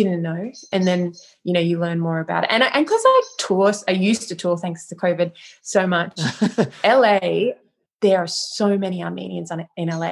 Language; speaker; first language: English; native; English